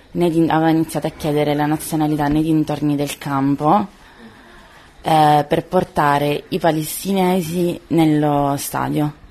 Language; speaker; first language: Italian; native; Italian